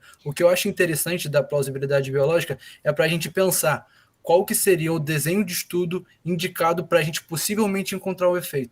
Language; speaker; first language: Portuguese; native; Portuguese